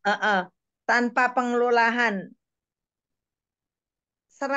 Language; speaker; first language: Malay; non-native, local second language; Javanese